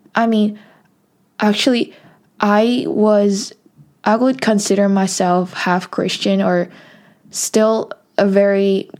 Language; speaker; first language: English; non-native, local second language; Cantonese